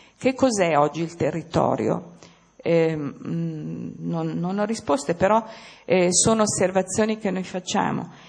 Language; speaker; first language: Italian; native; Italian